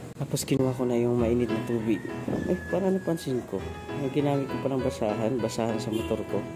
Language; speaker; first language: Filipino; non-native, local second language; Cebuano